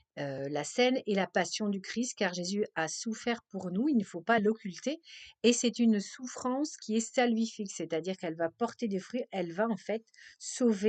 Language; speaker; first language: French; native; French